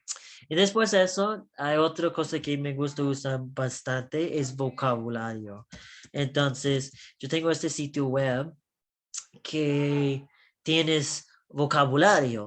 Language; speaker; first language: Spanish; non-native, learner; English